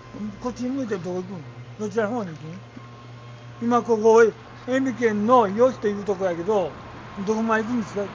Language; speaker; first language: Japanese; native; Japanese